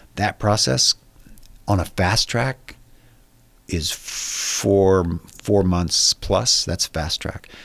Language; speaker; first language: English; native; English